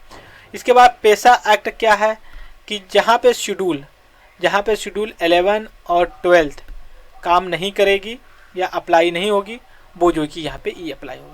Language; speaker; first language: Hindi; native; Hindi